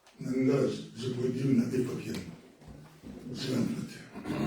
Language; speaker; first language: French; non-native, local second language; Lingala